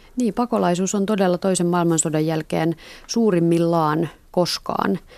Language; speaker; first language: Finnish; native; Finnish